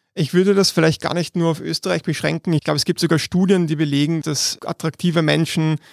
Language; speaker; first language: German; native; German